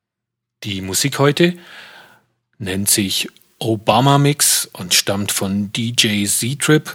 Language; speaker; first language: German; native; German